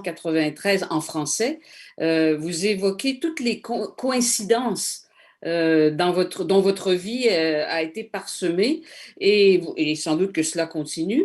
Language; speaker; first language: French; native; French